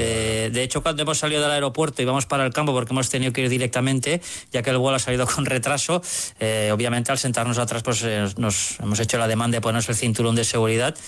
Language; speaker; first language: Spanish; native; Spanish